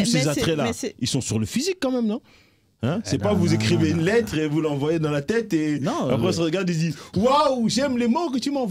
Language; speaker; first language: French; native; French